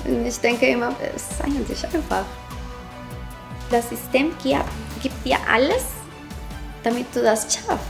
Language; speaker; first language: German; non-native, fluent; Spanish